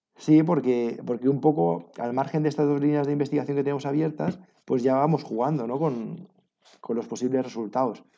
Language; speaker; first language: Spanish; native; Spanish